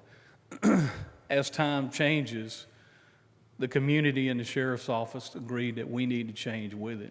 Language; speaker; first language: English; native; English